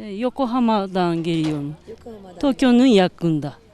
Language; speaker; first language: Turkish; non-native, learner; Japanese